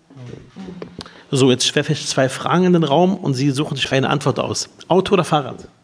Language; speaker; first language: German; early bilingual, other home language; Arabic